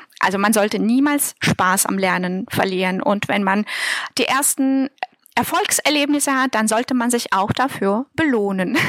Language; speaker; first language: German; non-native, fluent; Russian